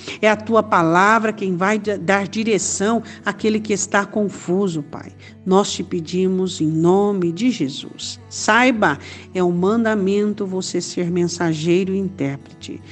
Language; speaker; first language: Portuguese; native; Portuguese